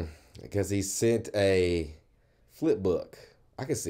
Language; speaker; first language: English; native; English